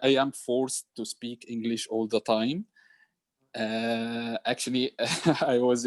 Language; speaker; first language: English; non-native, learner; Arabic